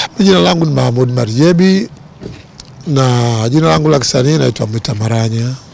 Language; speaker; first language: Swahili; native; Swahili